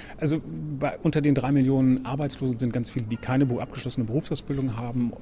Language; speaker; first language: German; native; German